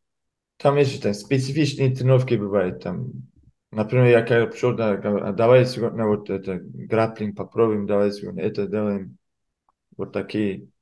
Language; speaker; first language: Russian; early bilingual, heritage; Kumyk